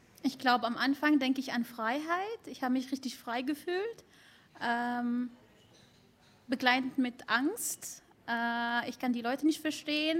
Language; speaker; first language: German; early bilingual, other home language; Arabic